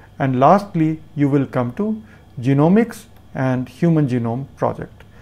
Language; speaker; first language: English; non-native, local second language; Hindi